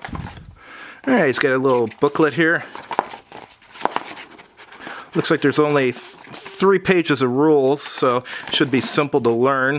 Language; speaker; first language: English; native; English